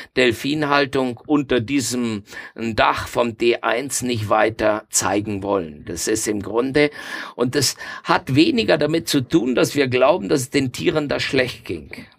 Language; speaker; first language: German; non-native, fluent; Spanish